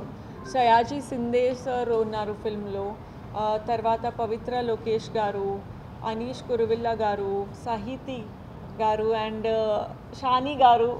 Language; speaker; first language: Telugu; non-native, fluent; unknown